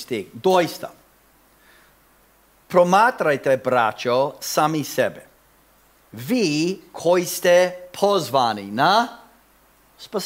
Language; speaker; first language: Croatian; non-native, fluent; English